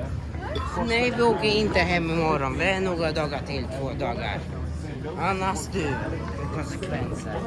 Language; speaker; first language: Swedish; early bilingual, other home language; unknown